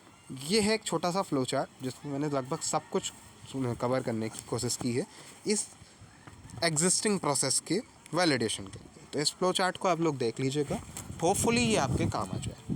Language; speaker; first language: Hindi; native; Hindi